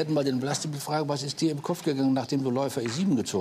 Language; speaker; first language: German; native; German